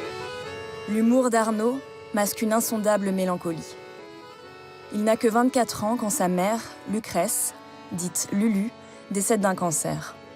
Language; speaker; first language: French; native; French